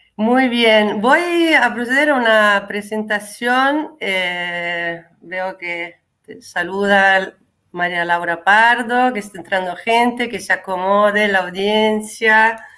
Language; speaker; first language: Spanish; non-native, fluent; Italian